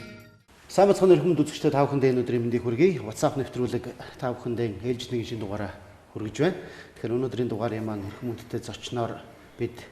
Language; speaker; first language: Mongolian; native; Mongolian